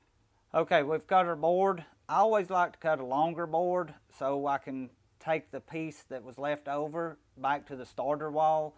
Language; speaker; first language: English; native; English